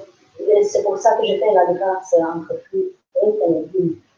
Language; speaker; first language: French; non-native, learner; English